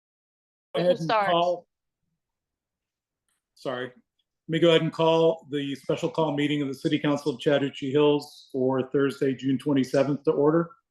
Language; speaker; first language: English; native; English